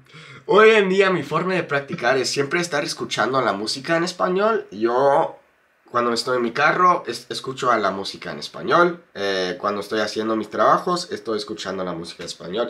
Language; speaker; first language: Spanish; non-native, fluent; English